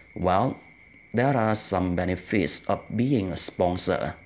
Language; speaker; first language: English; non-native, fluent; Vietnamese